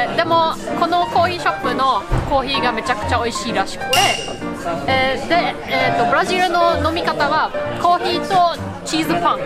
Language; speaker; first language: Japanese; non-native, fluent; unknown